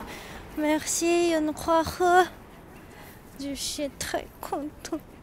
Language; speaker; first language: French; non-native, learner; Japanese